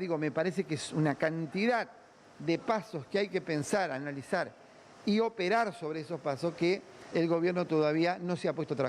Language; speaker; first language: Spanish; native; Spanish